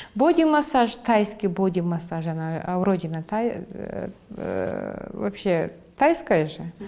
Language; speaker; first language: Russian; non-native, local second language; Kazakh